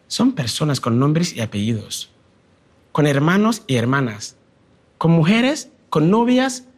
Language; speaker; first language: Spanish; non-native, fluent; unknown